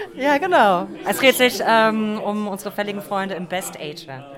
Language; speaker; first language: German; native; German